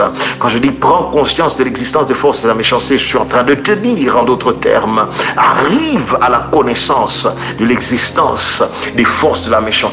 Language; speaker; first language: French; native; French